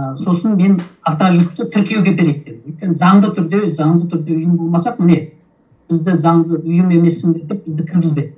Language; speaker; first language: Kazakh; early bilingual, heritage; Kazakh